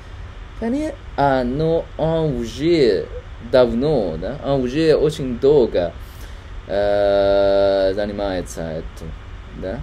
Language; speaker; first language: Russian; non-native, learner; Chinese